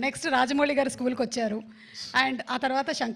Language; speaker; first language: Telugu; native; Telugu